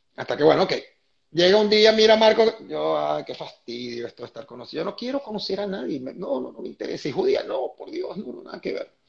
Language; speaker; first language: Spanish; native; Spanish